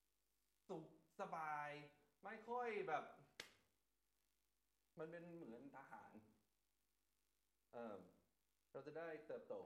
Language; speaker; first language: Thai; non-native, fluent; English